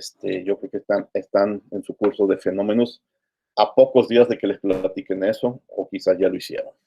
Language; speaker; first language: Spanish; native; Spanish